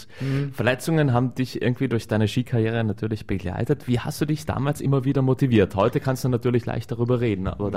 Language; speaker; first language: German; native; German